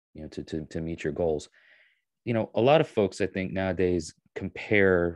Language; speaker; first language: English; native; English